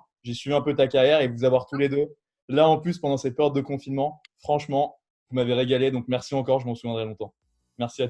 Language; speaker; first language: French; native; French